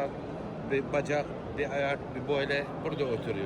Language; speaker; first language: Turkish; non-native, learner; Arabic